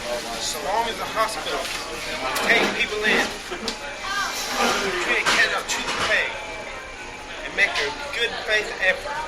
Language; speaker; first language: English; native; English